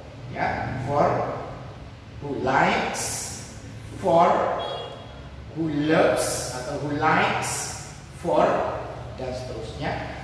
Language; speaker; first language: English; non-native, fluent; Indonesian